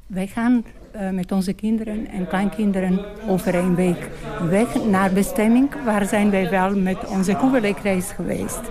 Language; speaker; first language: Dutch; non-native, learner; Bosnian